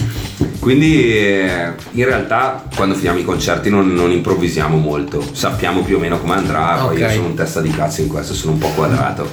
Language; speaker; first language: Italian; native; Italian